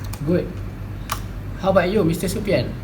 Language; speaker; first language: English; non-native, learner; Malay